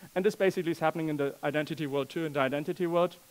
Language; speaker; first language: English; non-native, fluent; German